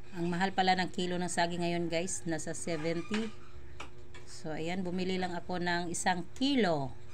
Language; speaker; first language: Filipino; non-native, local second language; Cebuano